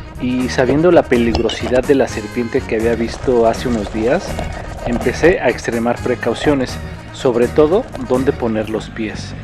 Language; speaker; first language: Spanish; native; Spanish